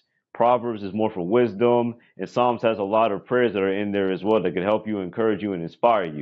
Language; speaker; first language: English; native; English